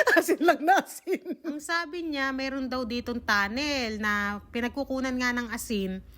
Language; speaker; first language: Filipino; native; Filipino